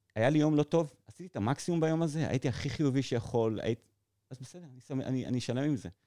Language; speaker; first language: Hebrew; native; Hebrew